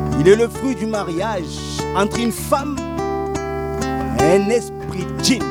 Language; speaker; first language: French; native; French